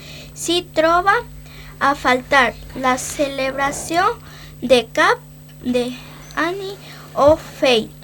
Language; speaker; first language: Catalan; non-native, learner; Spanish